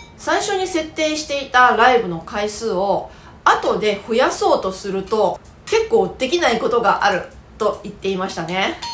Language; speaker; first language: Japanese; native; Japanese